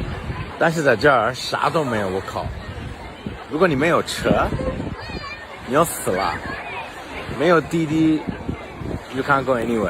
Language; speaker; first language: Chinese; non-native, fluent; English